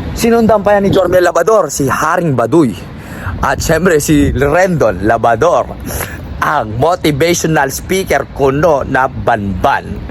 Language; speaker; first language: Filipino; non-native, local second language; Pampanga